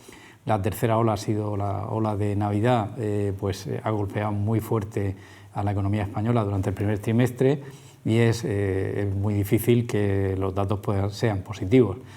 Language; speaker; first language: Spanish; native; Spanish